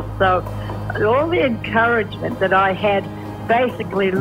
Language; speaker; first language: English; native; English